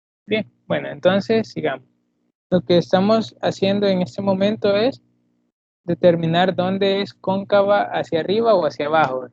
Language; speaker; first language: Spanish; native; Spanish